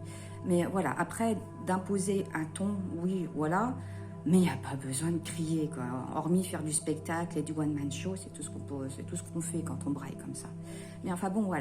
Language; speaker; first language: French; native; French